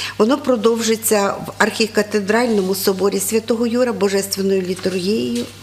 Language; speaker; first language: Ukrainian; native; Ukrainian